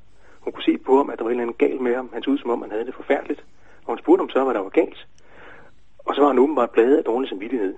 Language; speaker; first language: Danish; native; Danish